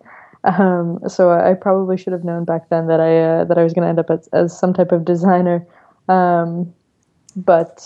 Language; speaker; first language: English; native; English